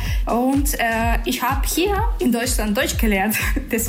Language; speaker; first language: German; non-native, learner; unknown